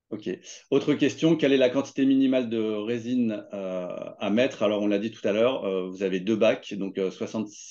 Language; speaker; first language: French; native; French